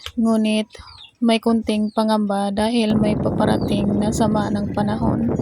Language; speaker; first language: Filipino; non-native, local second language; Cebuano